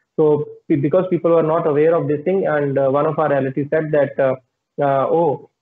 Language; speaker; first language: English; non-native, local second language; Punjabi